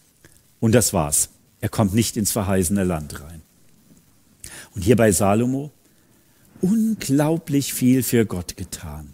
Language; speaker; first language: German; native; German